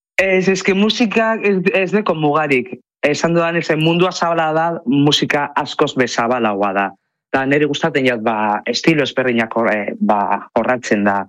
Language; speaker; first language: Basque; non-native, local second language; Spanish